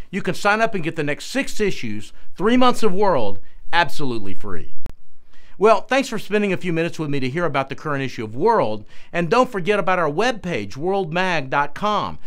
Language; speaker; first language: English; native; English